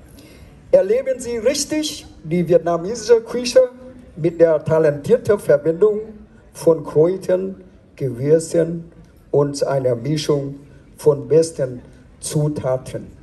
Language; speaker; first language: German; non-native, fluent; Vietnamese